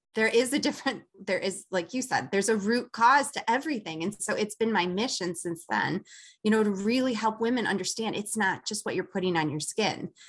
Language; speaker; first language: English; native; English